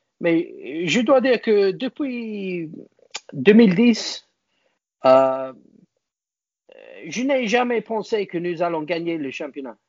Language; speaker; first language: French; non-native, learner; English